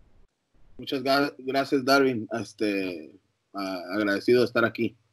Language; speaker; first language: Spanish; early bilingual, heritage; English